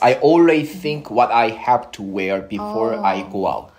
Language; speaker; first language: English; non-native, fluent; Korean